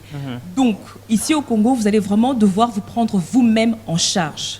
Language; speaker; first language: French; non-native, local second language; Lingala